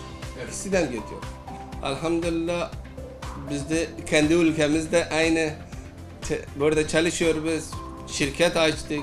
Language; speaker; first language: Turkish; non-native, learner; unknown